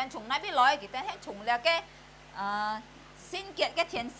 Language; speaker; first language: Chinese; early bilingual, heritage; Hakka Chinese